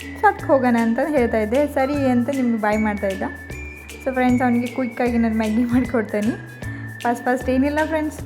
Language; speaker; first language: Kannada; native; Kannada